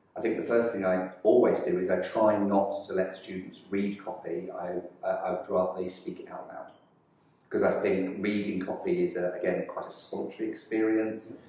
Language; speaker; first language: English; native; English